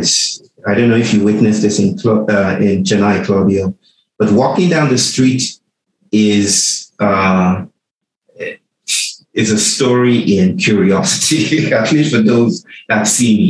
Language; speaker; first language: English; non-native, local second language; Yoruba